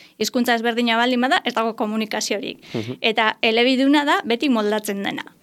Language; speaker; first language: Basque; native; Basque